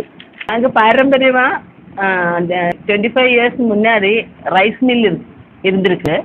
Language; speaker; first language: Tamil; non-native, learner; Malayalam